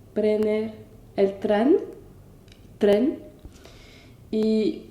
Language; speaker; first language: Spanish; non-native, learner; French